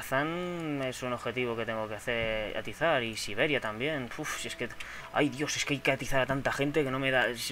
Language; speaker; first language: Spanish; native; Spanish